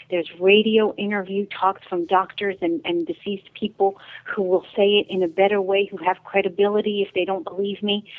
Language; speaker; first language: English; native; English